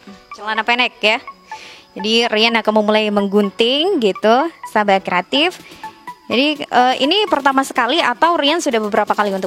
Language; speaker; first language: Indonesian; native; Indonesian